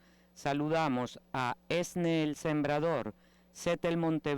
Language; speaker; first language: Spanish; native; Spanish